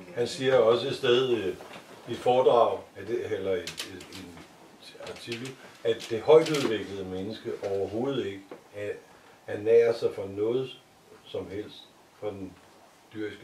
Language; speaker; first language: Danish; native; Danish